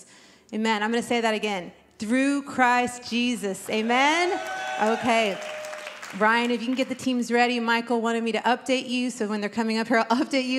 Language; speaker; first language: English; native; English